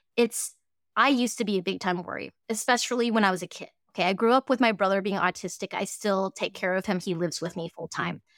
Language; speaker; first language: English; early bilingual, other home language; Cantonese